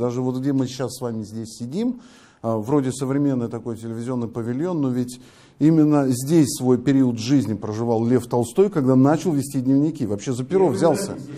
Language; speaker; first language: Russian; native; Russian